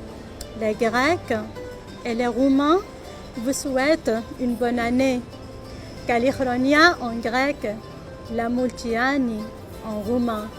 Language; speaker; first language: French; non-native, local second language; Arabic